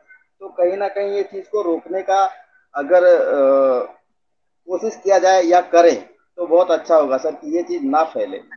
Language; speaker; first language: Hindi; native; Hindi